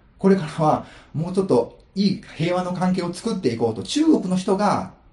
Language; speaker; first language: Japanese; native; Japanese